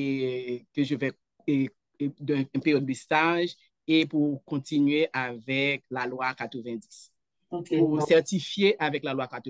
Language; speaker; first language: French; non-native, local second language; Haitian Creole